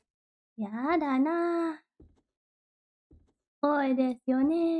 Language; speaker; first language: Japanese; non-native, learner; Thai